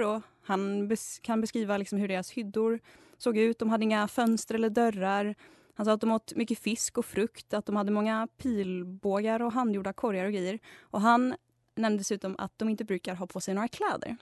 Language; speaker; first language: Swedish; native; Swedish